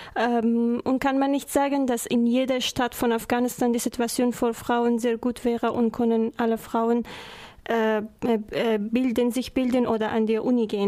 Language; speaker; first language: German; non-native, learner; Persian